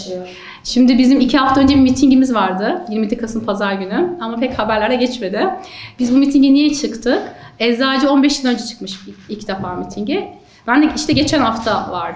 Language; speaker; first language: Turkish; native; Turkish